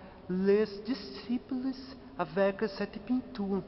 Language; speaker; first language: French; non-native, learner; Portuguese